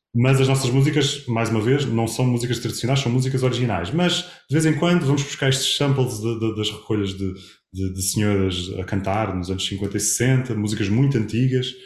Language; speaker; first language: Portuguese; native; Portuguese